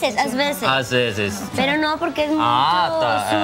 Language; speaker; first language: Portuguese; non-native, learner; Spanish